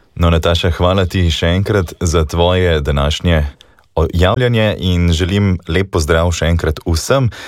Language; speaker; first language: Slovenian; native; Slovenian